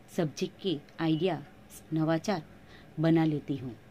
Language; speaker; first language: Hindi; non-native, local second language; Gujarati